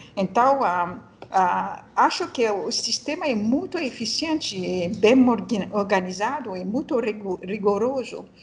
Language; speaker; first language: Portuguese; non-native, learner; French